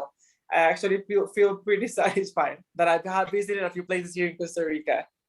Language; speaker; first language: English; non-native, fluent; Spanish